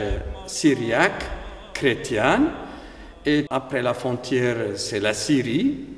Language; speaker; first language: French; non-native, fluent; Aramaic